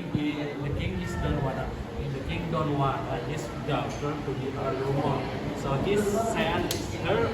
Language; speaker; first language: English; non-native, learner; Indonesian